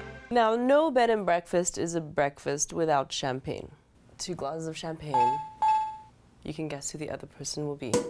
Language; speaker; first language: English; early bilingual, other home language; Chinese